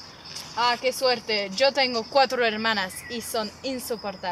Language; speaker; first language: Spanish; non-native, learner; French